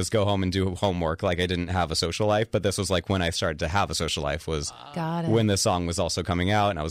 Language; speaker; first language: English; native; English